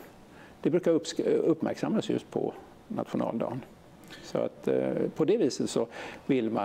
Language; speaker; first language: Swedish; native; Swedish